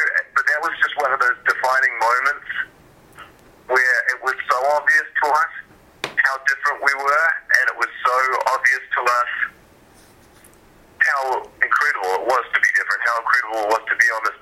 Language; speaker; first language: English; native; English